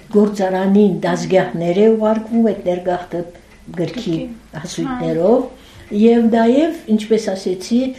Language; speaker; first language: Armenian; early bilingual, heritage; Armenian